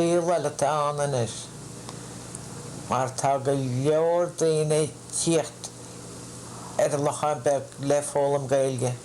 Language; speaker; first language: Irish; native; Irish